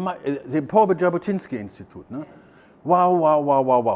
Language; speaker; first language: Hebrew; non-native, learner; German